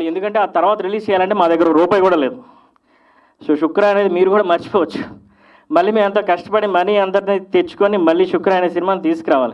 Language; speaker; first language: Telugu; native; Telugu